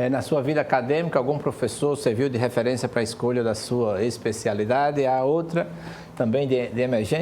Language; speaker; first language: Portuguese; native; Portuguese